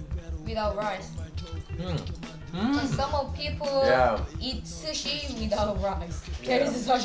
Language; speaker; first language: English; non-native, learner; Korean